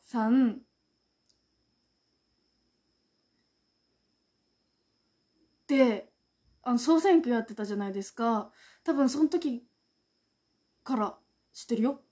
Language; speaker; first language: Japanese; native; Japanese